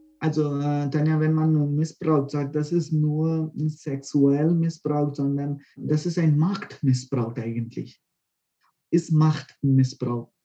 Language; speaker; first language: German; non-native, fluent; Konkani